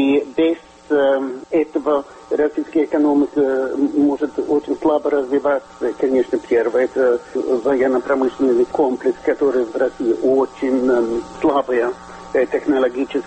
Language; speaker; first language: Russian; non-native, fluent; Swedish